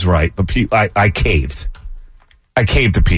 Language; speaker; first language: English; native; English